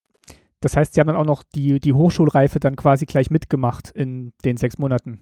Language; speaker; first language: German; native; German